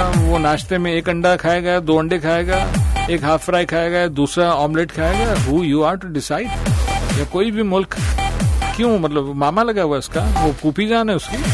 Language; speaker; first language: Urdu; native; Urdu